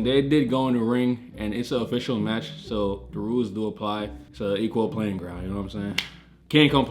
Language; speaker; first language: English; native; English